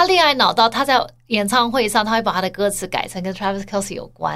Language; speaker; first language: Chinese; early bilingual, heritage; Chinese